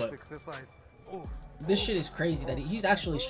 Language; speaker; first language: English; native; English